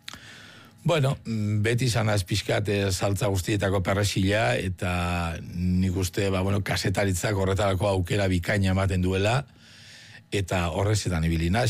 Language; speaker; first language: Basque; native; Basque